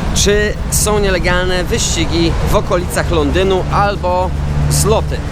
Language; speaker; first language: Polish; native; Polish